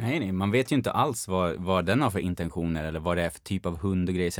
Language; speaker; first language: Swedish; native; Swedish